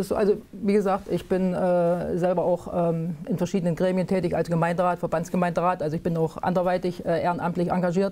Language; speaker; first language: German; native; German